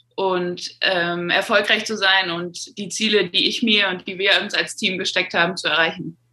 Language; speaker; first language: German; native; German